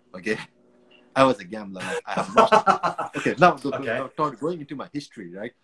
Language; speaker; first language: English; non-native, local second language; Nepali